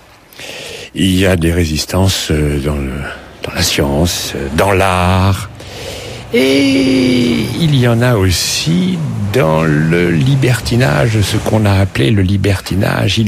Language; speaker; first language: French; native; French